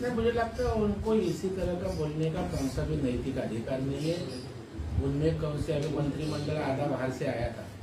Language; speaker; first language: Hindi; non-native, local second language; Marathi